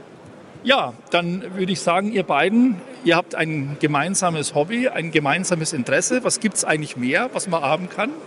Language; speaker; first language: German; native; German